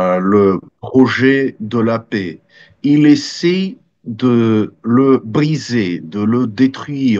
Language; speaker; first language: French; non-native, fluent; Russian